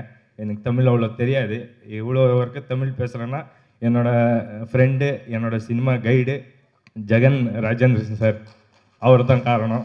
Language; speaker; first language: Tamil; non-native, local second language; Kannada